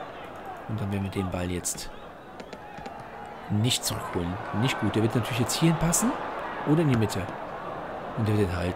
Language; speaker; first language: German; native; German